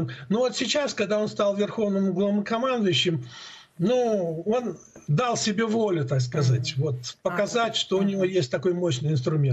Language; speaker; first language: Russian; native; Russian